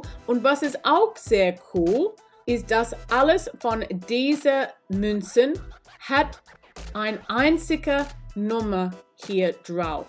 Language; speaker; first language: German; non-native, learner; English